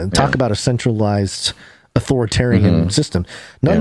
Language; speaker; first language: English; native; English